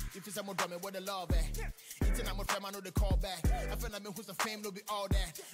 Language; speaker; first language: English; non-native, local second language; Akan